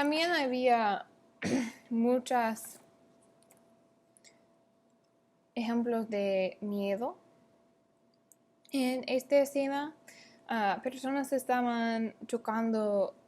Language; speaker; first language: Spanish; non-native, learner; English